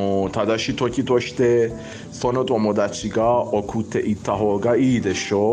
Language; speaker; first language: Japanese; non-native, learner; Persian